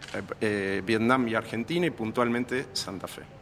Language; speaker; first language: Spanish; native; Spanish